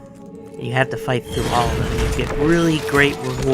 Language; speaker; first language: English; native; English